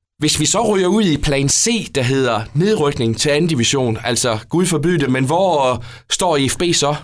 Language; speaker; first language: Danish; native; Danish